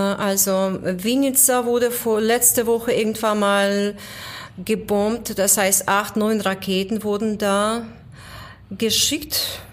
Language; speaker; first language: German; non-native, fluent; Ukrainian